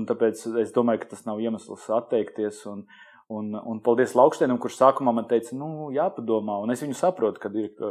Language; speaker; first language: Latvian; non-native, local second language; Russian